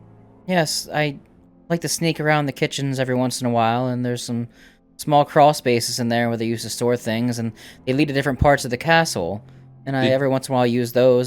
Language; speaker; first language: English; native; English